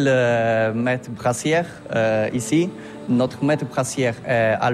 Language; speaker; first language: French; non-native, learner; Polish